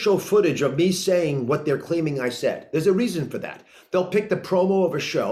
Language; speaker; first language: English; native; English